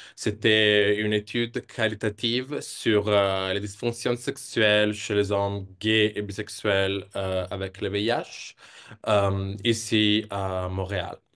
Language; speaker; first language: French; non-native, fluent; Italian